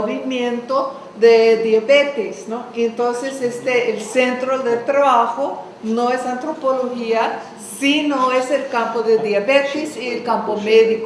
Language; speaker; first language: Spanish; non-native, fluent; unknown